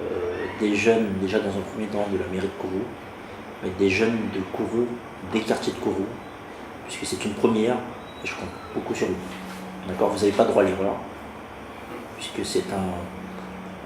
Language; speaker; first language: French; native; French